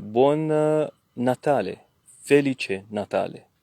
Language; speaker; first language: Italian; non-native, learner; French